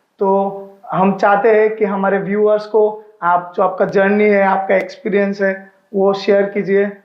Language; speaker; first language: Hindi; non-native, local second language; Bangla